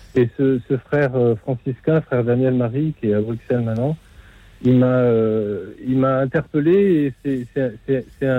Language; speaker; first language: French; native; French